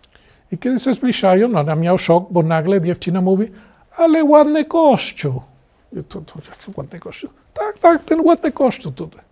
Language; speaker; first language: Polish; non-native, learner; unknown